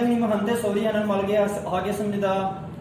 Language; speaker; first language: Korean; non-native, learner; Urdu